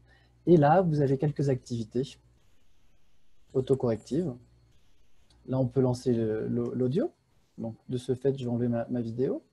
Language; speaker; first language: French; native; French